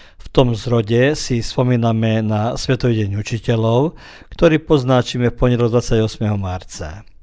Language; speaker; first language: Slovak; early bilingual, heritage; Slovak